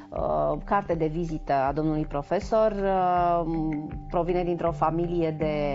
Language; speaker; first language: Romanian; native; Romanian